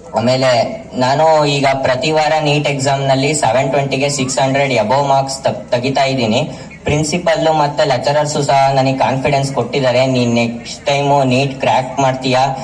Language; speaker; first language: Kannada; native; Kannada